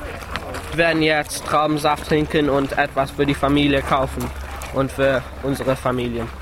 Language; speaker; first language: German; non-native, learner; Welsh